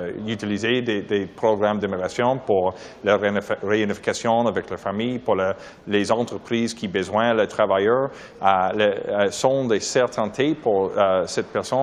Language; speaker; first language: French; non-native, learner; English